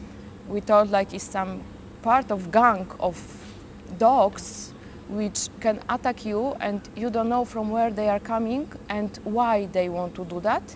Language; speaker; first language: English; non-native, fluent; Polish